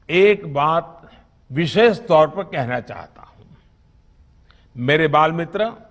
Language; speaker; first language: Hindi; non-native, local second language; Gujarati